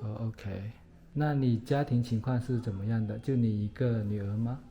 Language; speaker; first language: Chinese; native; Chinese